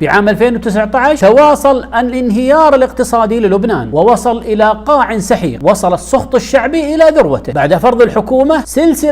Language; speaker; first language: Arabic; native; Arabic